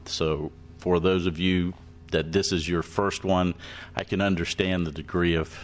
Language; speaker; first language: English; native; English